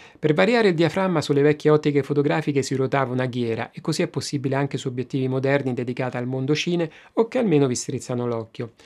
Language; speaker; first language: Italian; native; Italian